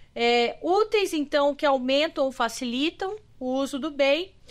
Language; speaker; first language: Portuguese; native; Portuguese